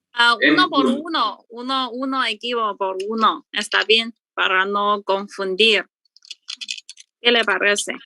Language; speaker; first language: Spanish; non-native, learner; Chinese